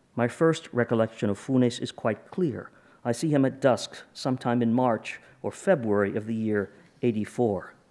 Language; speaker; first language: Spanish; non-native, fluent; English